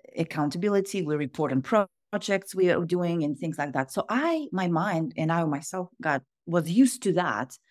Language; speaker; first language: English; non-native, fluent; Russian